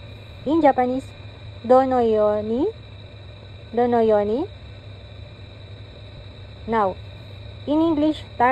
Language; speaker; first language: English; non-native, local second language; Filipino